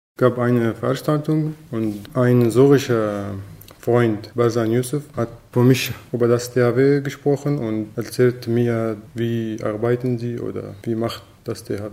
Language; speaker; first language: German; non-native, fluent; Arabic